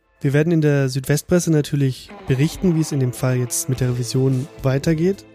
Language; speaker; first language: German; native; German